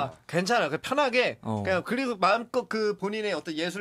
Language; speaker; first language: Korean; native; Korean